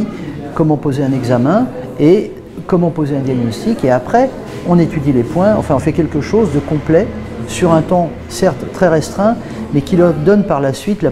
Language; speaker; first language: French; native; French